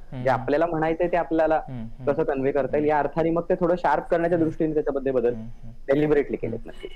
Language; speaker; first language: Marathi; native; Marathi